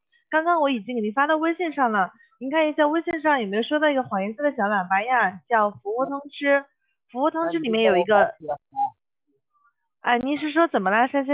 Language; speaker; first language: Chinese; native; Chinese